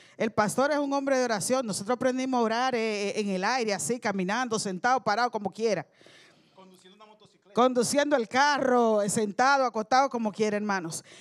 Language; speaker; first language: Spanish; native; Spanish